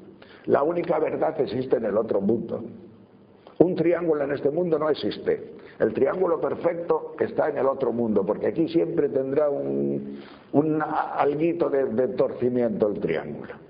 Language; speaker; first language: Spanish; native; Spanish